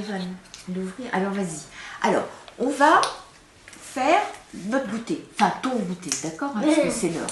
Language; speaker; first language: French; native; French